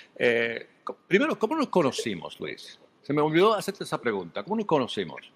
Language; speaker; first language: Spanish; early bilingual, heritage; Spanish